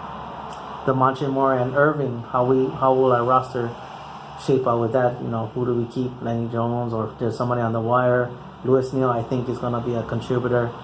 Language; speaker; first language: English; native; English